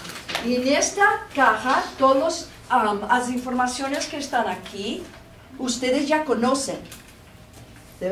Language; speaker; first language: Spanish; non-native, fluent; Portuguese